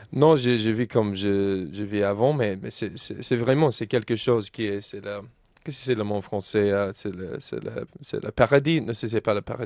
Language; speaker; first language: French; non-native, learner; English